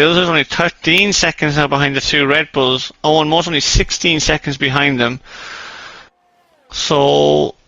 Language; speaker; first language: English; native; English